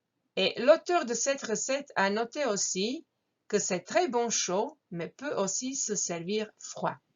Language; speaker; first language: French; non-native, fluent; Croatian